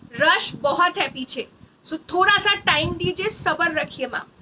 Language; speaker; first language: Hindi; non-native, local second language; Bangla